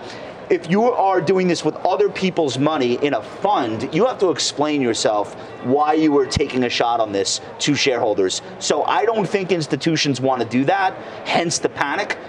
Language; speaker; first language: English; native; English